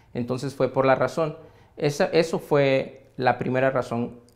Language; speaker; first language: Spanish; native; Spanish